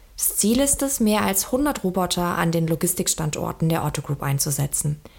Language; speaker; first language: German; native; German